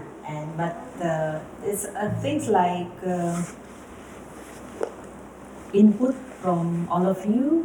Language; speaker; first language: English; non-native, learner; Indonesian